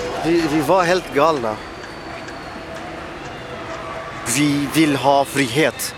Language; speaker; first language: Swedish; non-native, fluent; Arabic